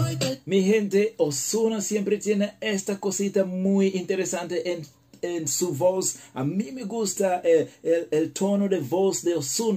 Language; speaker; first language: Spanish; non-native, learner; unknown